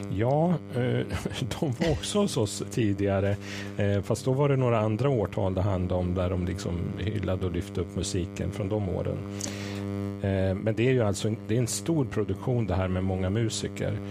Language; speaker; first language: Swedish; native; Swedish